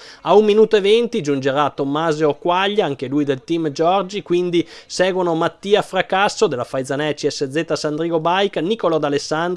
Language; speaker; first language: Italian; native; Italian